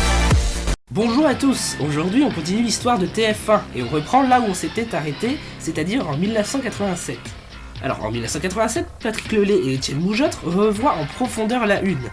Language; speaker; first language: French; native; French